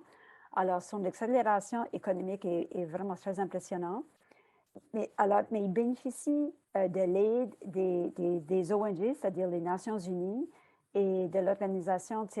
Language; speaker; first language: French; native; French